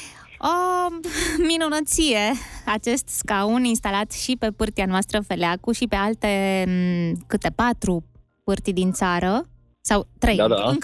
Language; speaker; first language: Romanian; native; Romanian